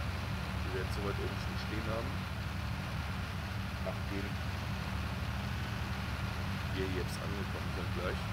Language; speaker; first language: German; native; German